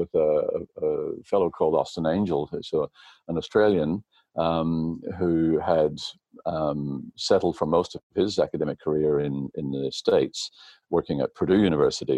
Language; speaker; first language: English; native; English